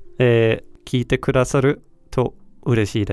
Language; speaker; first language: Japanese; non-native, learner; Danish